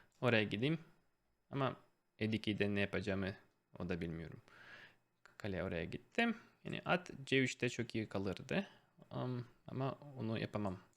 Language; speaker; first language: Turkish; non-native, fluent; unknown